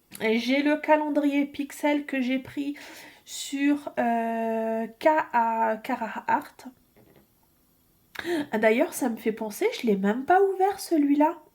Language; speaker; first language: French; native; French